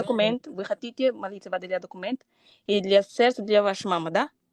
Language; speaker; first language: Russian; non-native, learner; Portuguese